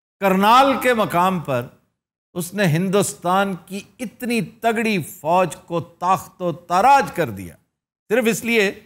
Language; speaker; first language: Urdu; non-native, local second language; Punjabi